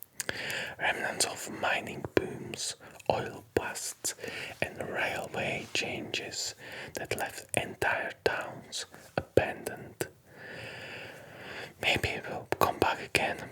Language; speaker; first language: English; non-native, fluent; Polish